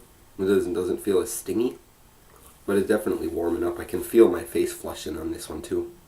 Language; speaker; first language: English; native; English